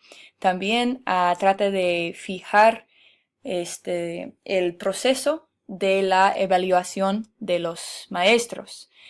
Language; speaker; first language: Spanish; non-native, fluent; English